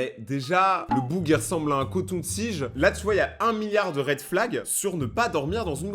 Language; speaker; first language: French; native; French